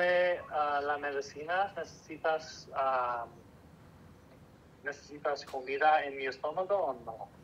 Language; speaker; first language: Spanish; non-native, learner; English